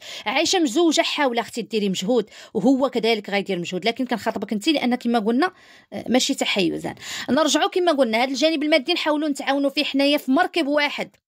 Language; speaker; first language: Arabic; native; Arabic